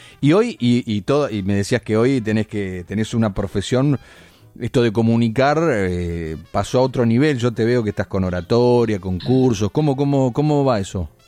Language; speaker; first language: Spanish; native; Spanish